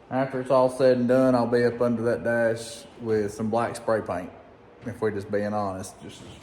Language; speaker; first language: English; native; English